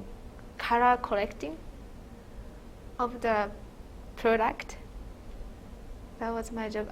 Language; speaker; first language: English; non-native, fluent; Japanese